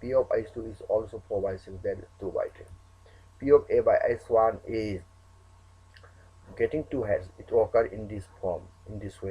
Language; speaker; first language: English; non-native, local second language; Manipuri